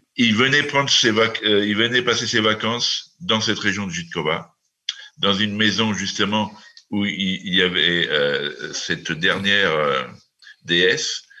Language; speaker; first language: French; native; French